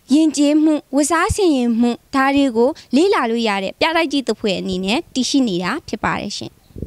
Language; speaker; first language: Burmese; native; Burmese